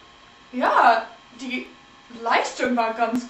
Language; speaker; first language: German; non-native, learner; English